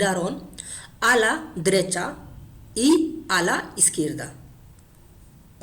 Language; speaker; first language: Spanish; non-native, fluent; Hindi